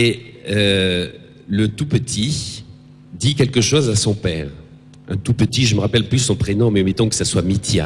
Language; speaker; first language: French; native; French